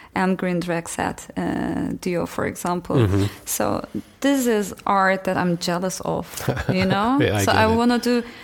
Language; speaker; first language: English; non-native, fluent; Turkish